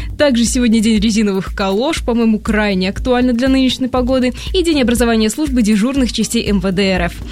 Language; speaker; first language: Russian; native; Russian